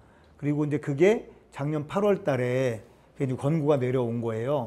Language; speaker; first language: Korean; native; Korean